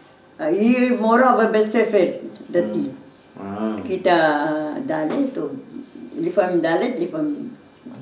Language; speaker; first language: Hebrew; non-native, learner; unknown